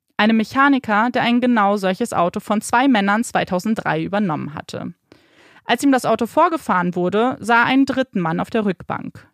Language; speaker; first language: German; native; German